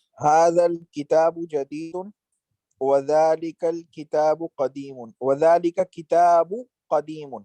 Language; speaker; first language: Arabic; non-native, learner; Urdu